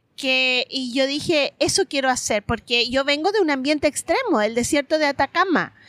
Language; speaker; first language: Spanish; native; Spanish